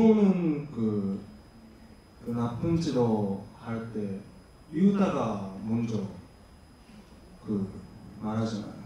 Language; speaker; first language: Korean; non-native, learner; Japanese